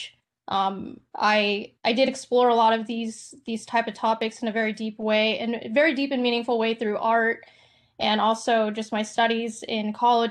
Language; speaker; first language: English; native; English